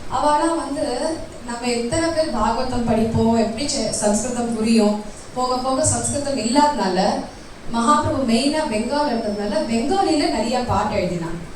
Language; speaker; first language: Tamil; early bilingual, heritage; Tamil